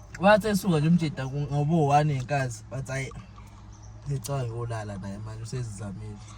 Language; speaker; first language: Zulu; native; Zulu